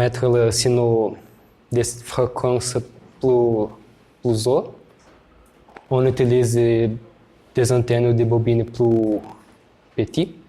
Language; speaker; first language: French; non-native, learner; Portuguese